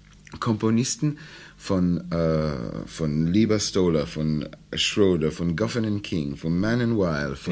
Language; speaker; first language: German; non-native, learner; English